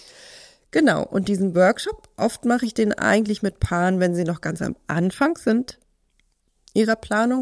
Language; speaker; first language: German; native; German